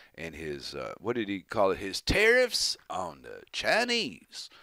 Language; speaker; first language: English; native; English